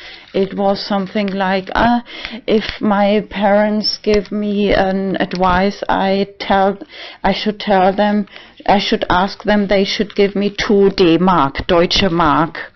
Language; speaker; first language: English; non-native, learner; German